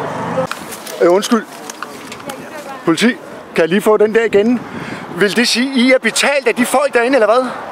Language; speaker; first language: Danish; native; Danish